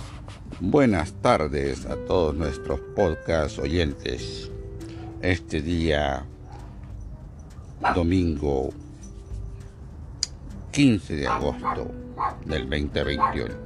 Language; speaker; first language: Spanish; native; Spanish